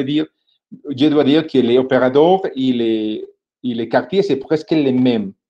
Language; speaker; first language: French; non-native, fluent; Spanish